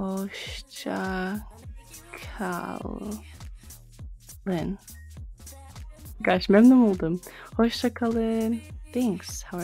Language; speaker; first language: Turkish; non-native, learner; English